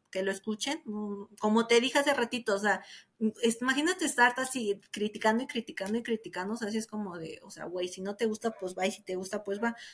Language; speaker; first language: Spanish; native; Spanish